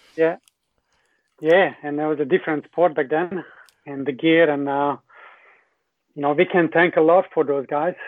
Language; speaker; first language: English; non-native, fluent; Hungarian